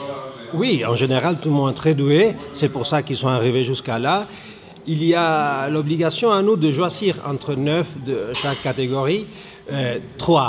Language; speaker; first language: French; non-native, fluent; Spanish